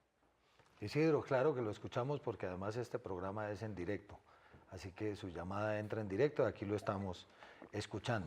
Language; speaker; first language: Spanish; native; Spanish